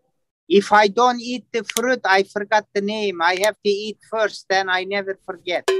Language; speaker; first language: English; non-native, learner; Turkish